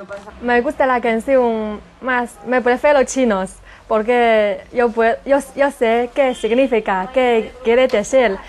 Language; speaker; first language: Spanish; non-native, learner; Chinese